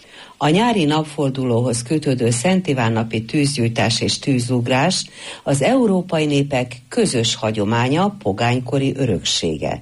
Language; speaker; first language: Hungarian; native; Hungarian